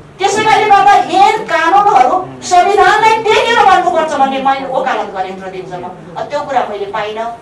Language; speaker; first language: Nepali; native; Nepali